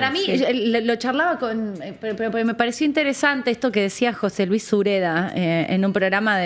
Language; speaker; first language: Spanish; native; Spanish